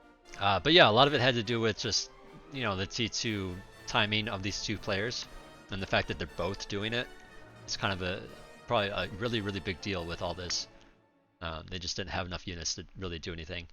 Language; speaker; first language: English; native; English